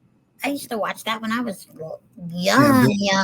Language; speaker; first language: English; native; English